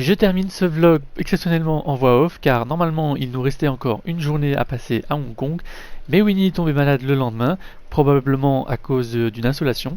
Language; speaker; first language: French; native; French